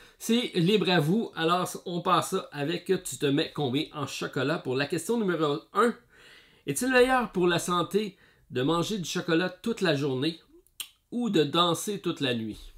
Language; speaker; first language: French; native; French